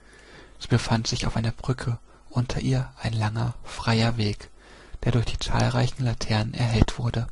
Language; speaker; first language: German; native; German